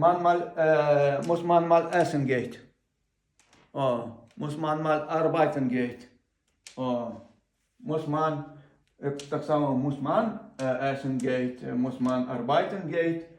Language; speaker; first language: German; non-native, learner; Ukrainian